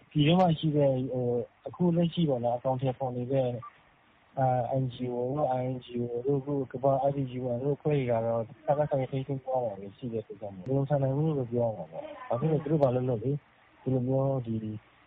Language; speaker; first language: Burmese; non-native, local second language; S'gaw Karen